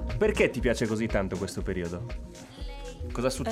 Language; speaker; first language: Italian; native; Italian